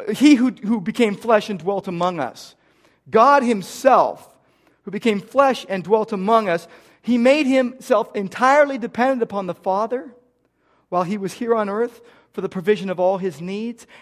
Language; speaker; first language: English; native; English